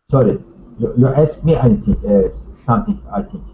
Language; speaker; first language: English; non-native, learner; Turkish